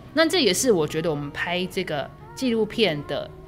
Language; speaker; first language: Chinese; native; Chinese